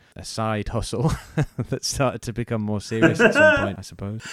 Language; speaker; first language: English; native; English